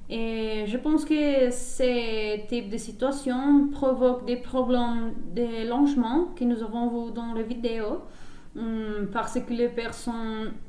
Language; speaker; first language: French; non-native, learner; Spanish